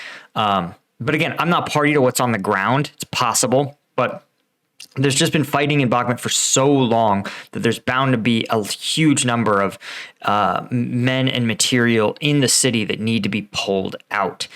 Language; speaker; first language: English; native; English